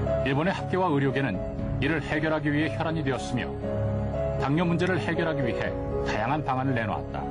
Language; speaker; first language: Korean; native; Korean